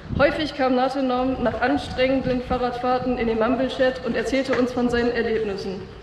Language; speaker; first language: German; native; German